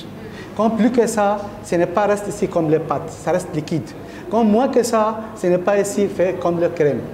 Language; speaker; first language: French; non-native, learner; Arabic